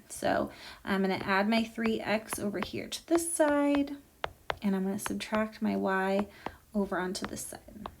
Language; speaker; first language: English; native; English